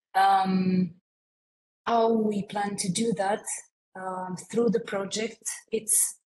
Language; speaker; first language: English; non-native, fluent; Romanian